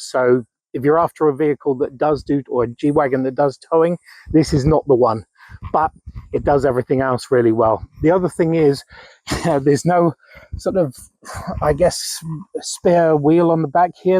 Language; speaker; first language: English; native; English